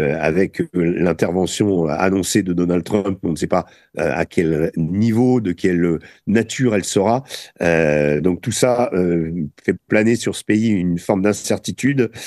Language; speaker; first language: French; native; French